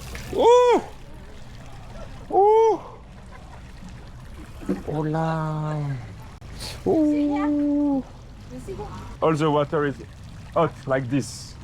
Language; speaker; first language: English; non-native, learner; French